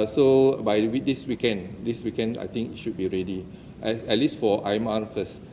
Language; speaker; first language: English; non-native, local second language; Malay